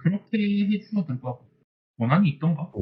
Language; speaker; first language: Korean; native; Korean